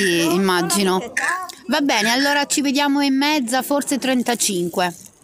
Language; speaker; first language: Italian; native; Italian